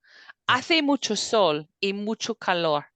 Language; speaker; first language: Spanish; non-native, fluent; English